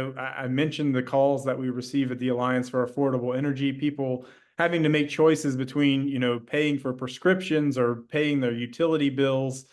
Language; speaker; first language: English; native; English